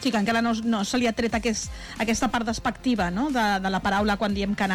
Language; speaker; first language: Catalan; native; Catalan